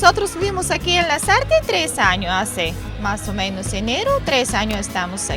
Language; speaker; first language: Spanish; non-native, learner; Bulgarian